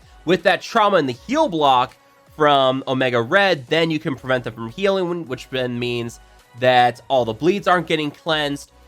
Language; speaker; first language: English; native; English